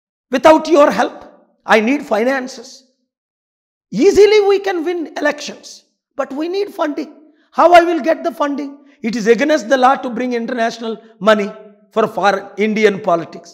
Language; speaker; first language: English; non-native, local second language; Telugu